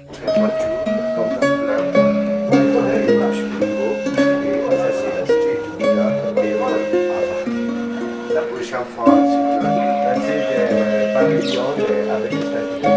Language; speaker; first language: French; non-native, learner; Burmese